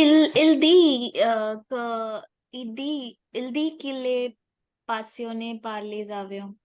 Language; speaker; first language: French; non-native, learner; Hindi